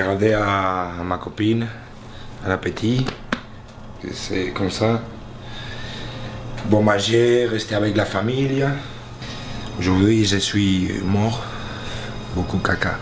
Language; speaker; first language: French; non-native, learner; Spanish